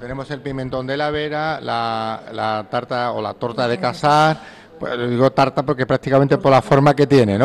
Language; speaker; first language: Spanish; native; Spanish